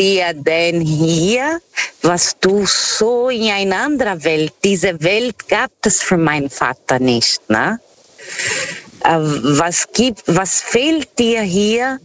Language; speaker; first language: German; non-native, fluent; Portuguese